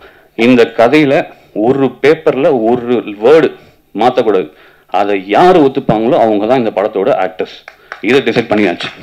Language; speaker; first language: Tamil; native; Tamil